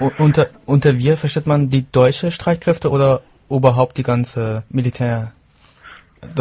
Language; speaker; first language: German; non-native, fluent; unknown